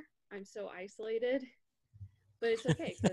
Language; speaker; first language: English; native; English